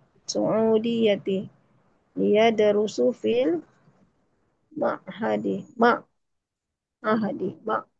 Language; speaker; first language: Arabic; non-native, learner; Indonesian